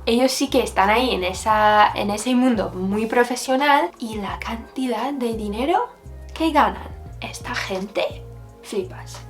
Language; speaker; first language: Spanish; non-native, fluent; English